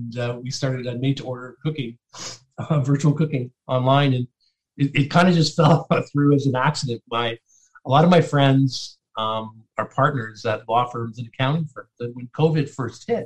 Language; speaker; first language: English; native; English